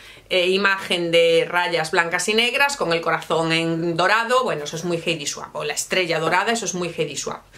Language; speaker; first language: Spanish; native; Spanish